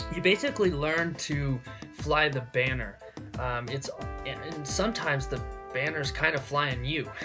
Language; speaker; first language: English; native; English